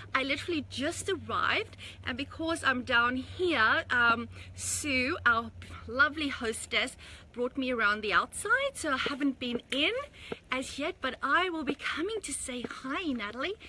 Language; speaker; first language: English; native; English